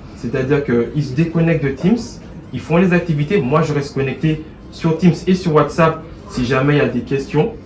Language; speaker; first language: French; native; French